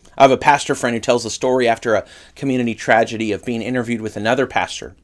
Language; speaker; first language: English; native; English